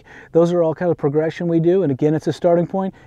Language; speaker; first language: English; native; English